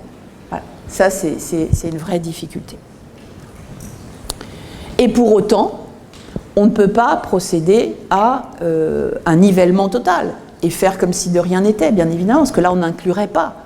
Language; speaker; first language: French; native; French